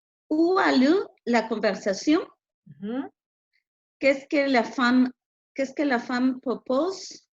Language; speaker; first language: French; non-native, learner; Spanish